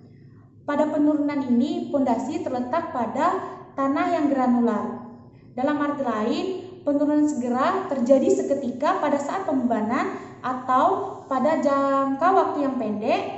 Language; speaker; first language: Indonesian; native; Indonesian